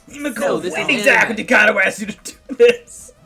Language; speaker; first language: English; native; English